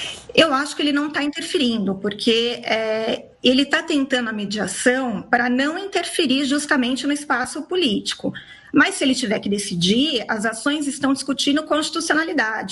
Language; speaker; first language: Portuguese; native; Portuguese